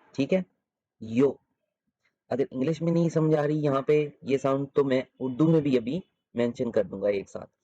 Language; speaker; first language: Urdu; native; Urdu